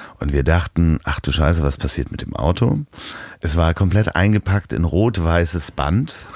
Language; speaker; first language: German; native; German